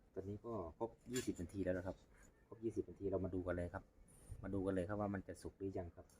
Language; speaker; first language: Thai; non-native, local second language; Northeastern Thai